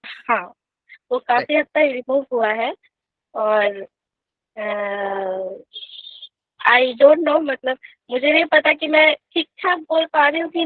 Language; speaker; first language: Hindi; non-native, local second language; Bangla